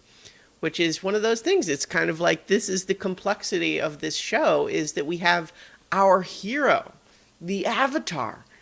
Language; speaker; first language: English; native; English